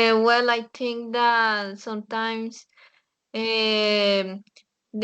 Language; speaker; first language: English; non-native, learner; Spanish